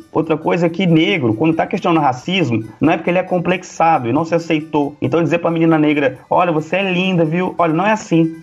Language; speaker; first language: Portuguese; native; Portuguese